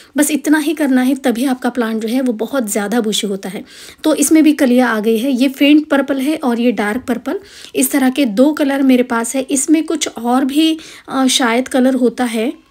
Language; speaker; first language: Hindi; non-native, local second language; Marathi